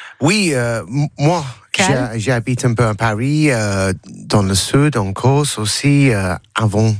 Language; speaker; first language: French; non-native, learner; English